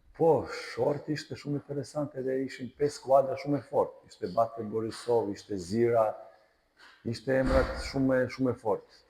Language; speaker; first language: Albanian; non-native, fluent; Serbian